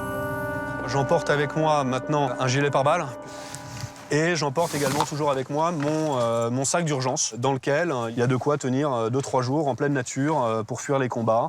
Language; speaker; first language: French; native; French